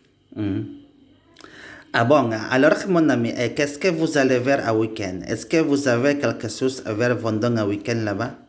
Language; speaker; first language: French; non-native, learner; Indonesian